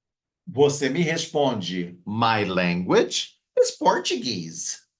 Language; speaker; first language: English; non-native, fluent; Portuguese